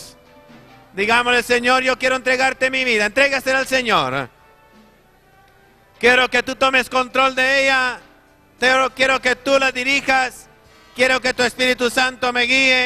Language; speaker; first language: Spanish; native; Spanish